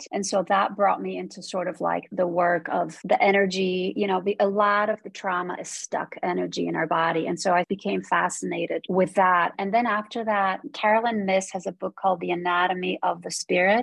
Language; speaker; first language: English; early bilingual, other home language; Polish